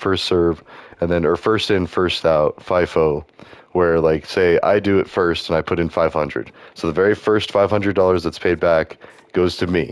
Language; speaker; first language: English; native; English